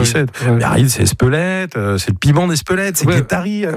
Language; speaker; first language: French; native; French